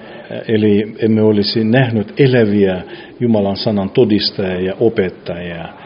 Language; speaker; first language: Finnish; non-native, fluent; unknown